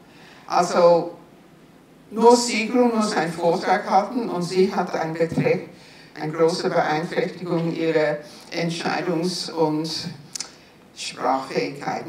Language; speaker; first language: German; non-native, fluent; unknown